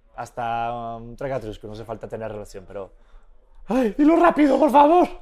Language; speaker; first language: Spanish; native; Spanish